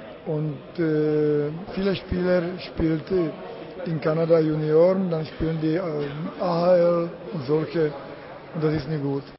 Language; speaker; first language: German; non-native, learner; Czech